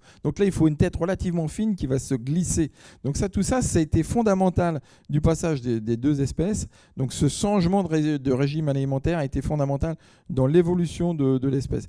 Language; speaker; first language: French; native; French